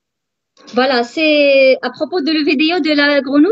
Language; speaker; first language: French; non-native, learner; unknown